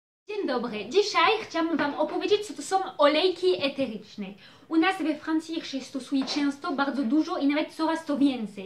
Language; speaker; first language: Polish; early bilingual, heritage; Polish